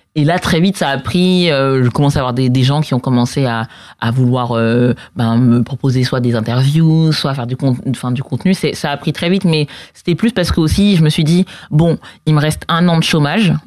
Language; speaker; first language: French; native; French